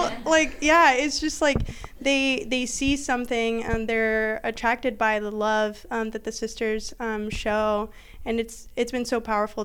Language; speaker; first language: English; native; English